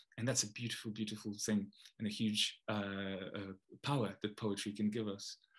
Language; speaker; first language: English; non-native, fluent; Polish